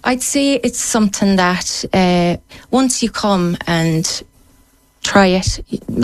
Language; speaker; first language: English; native; English